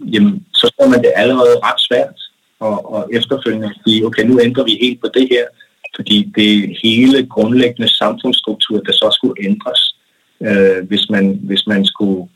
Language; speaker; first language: Danish; non-native, local second language; Kalaallisut